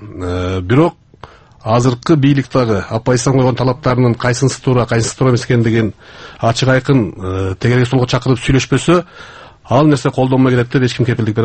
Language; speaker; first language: Kyrgyz; native; Kyrgyz